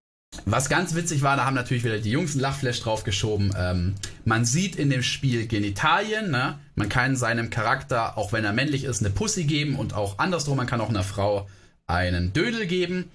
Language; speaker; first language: German; native; German